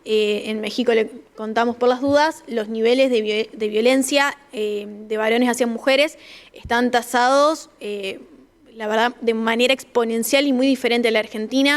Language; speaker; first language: Spanish; native; Spanish